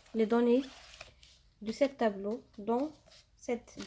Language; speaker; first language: French; non-native, local second language; Arabic